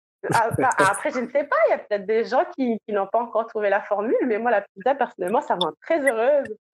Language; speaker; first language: French; native; French